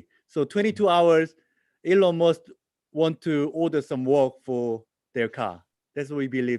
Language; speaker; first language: English; non-native, learner; Korean